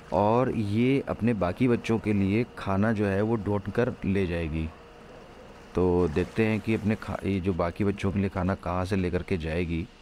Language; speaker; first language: Hindi; native; Hindi